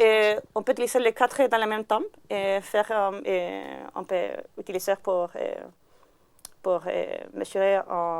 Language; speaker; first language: French; non-native, learner; Spanish